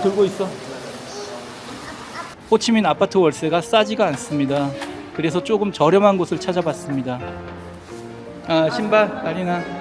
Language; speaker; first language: Korean; native; Korean